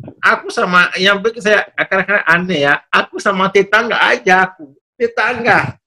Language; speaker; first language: Indonesian; non-native, fluent; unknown